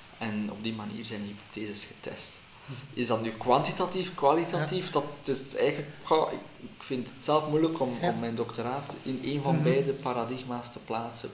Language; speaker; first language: Dutch; native; Dutch